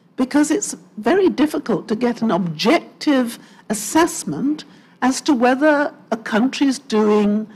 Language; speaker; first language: English; native; English